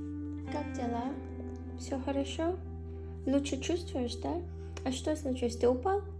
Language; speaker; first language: Russian; non-native, fluent; Filipino